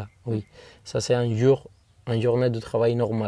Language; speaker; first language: French; non-native, fluent; Spanish